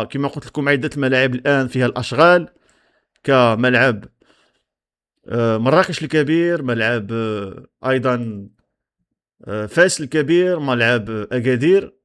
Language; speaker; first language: Arabic; native; Arabic